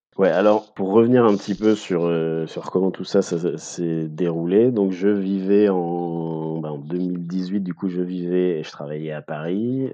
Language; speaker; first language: French; native; French